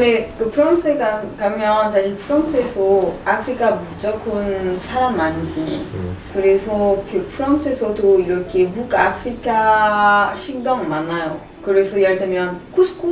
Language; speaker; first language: Korean; non-native, learner; French